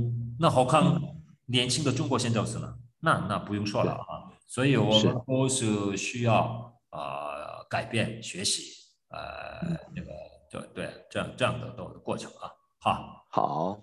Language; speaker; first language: Chinese; non-native, fluent; Korean